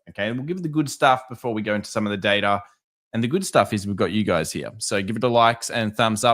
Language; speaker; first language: English; native; English